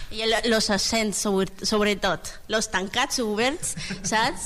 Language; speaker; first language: Catalan; non-native, learner; Spanish